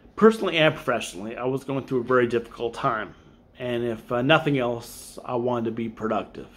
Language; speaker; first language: English; native; English